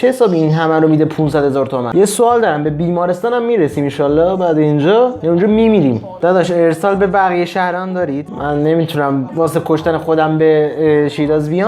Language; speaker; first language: Persian; native; Persian